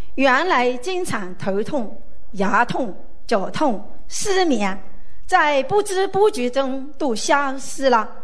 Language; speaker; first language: Chinese; native; Chinese